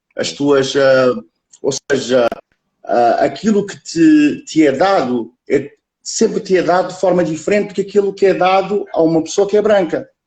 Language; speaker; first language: Portuguese; early bilingual, other home language; Kabuverdianu